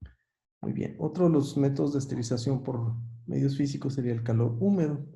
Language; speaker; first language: Spanish; native; Spanish